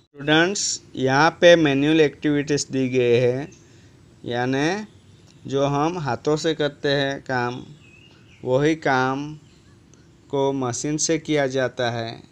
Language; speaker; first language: Hindi; non-native, local second language; Gujarati